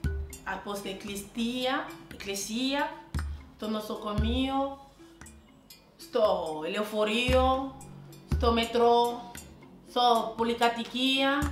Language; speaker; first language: Greek; non-native, learner; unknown